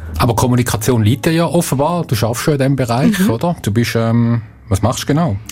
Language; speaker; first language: German; native; German